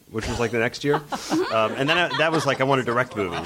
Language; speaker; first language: English; native; English